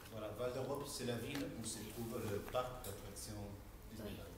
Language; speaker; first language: French; non-native, fluent; Spanish